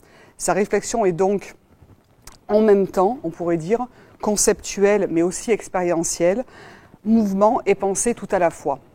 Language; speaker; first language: French; native; French